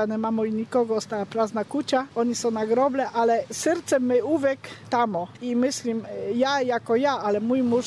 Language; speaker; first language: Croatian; non-native, learner; Polish